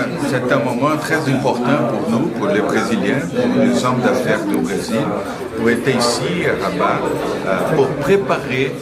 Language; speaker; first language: French; non-native, learner; Portuguese